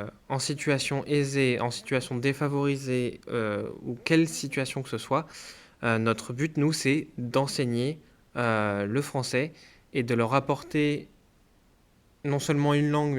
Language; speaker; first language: French; native; French